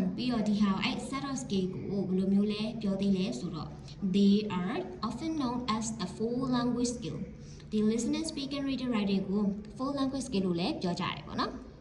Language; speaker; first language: Burmese; native; Burmese